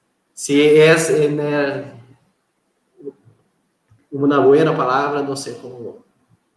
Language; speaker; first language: Spanish; non-native, fluent; Portuguese